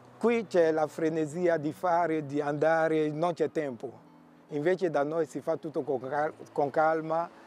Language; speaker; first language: Italian; non-native, fluent; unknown